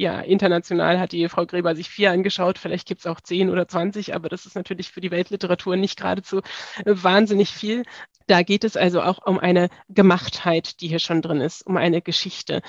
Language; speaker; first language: German; native; German